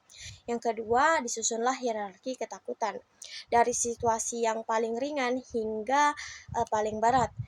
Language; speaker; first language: Indonesian; native; Indonesian